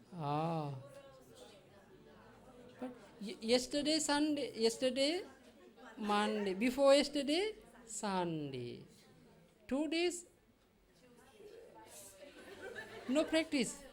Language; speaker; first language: English; non-native, learner; Sinhala